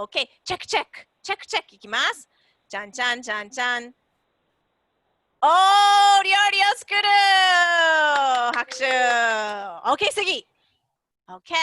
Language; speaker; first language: Japanese; non-native, fluent; English